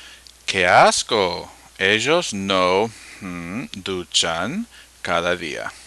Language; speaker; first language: Spanish; non-native, fluent; English